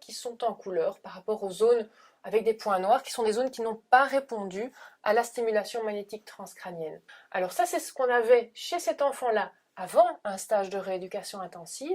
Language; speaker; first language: French; native; French